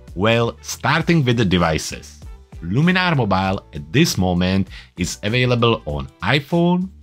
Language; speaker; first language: English; non-native, fluent; Czech